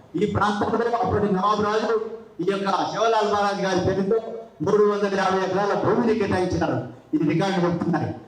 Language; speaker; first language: Telugu; non-native, local second language; Lambadi